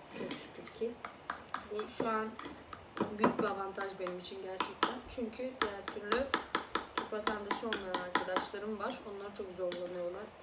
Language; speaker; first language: Turkish; early bilingual, other home language; Azerbaijani